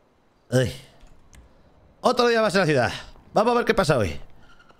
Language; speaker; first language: Spanish; native; Spanish